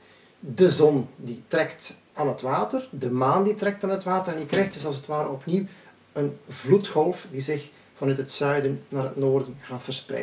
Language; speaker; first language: Dutch; native; Dutch